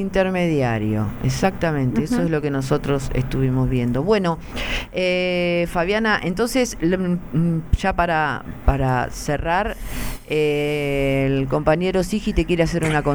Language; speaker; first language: Spanish; native; Spanish